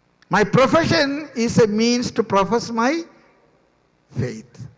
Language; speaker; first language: English; non-native, local second language; Malayalam